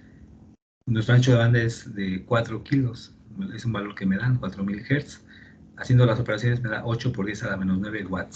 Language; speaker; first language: Spanish; native; Spanish